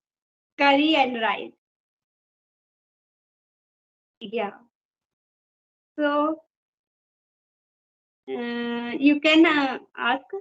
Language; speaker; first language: English; non-native, fluent; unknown